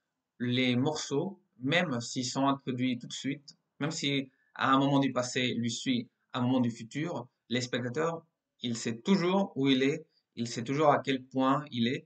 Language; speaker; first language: French; non-native, fluent; Spanish